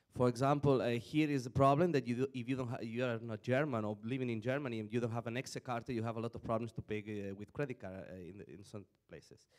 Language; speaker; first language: English; non-native, fluent; Spanish